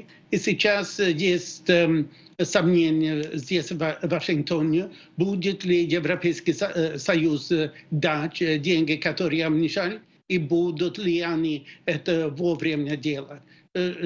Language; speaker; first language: Russian; non-native, fluent; Swedish